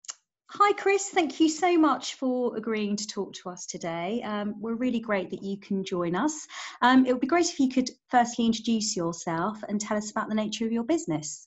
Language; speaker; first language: English; native; English